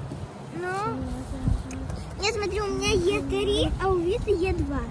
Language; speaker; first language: Russian; early bilingual, heritage; Russian